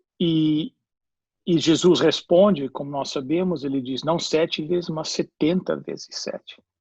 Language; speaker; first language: Portuguese; non-native, fluent; English